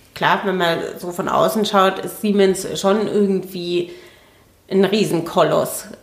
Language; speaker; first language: German; native; German